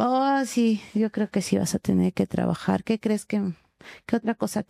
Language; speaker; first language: Spanish; native; Spanish